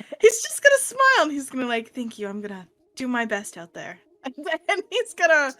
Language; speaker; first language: English; native; English